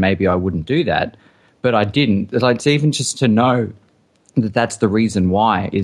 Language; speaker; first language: English; native; English